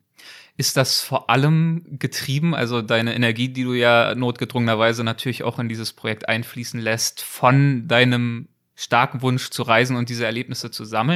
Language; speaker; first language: German; native; German